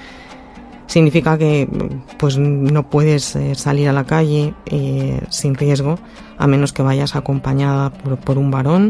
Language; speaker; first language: Spanish; native; Spanish